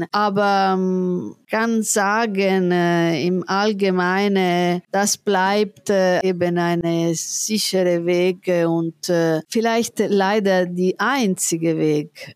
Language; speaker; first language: German; non-native, fluent; Italian